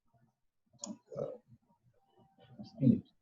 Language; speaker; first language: French; native; French